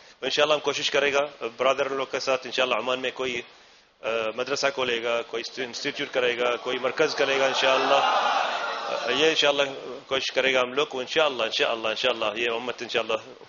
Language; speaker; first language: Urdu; non-native, learner; Arabic